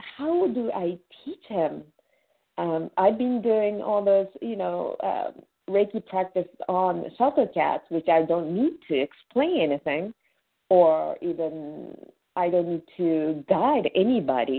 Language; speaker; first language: English; non-native, fluent; Japanese